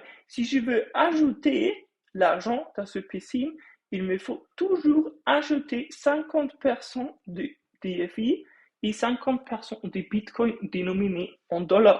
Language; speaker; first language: French; non-native, fluent; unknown